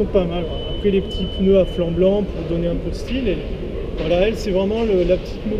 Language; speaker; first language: French; native; French